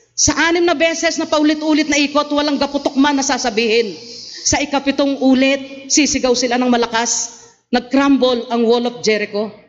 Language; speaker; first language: Filipino; non-native, local second language; Pampanga